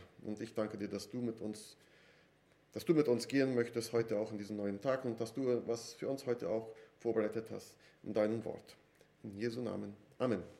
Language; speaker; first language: German; non-native, fluent; Portuguese